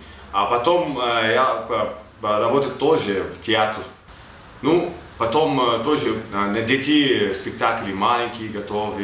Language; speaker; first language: Russian; non-native, learner; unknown